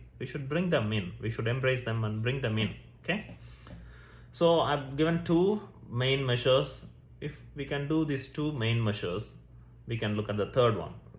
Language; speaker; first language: English; non-native, local second language; Tamil